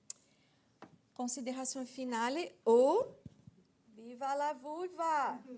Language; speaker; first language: French; non-native, fluent; Portuguese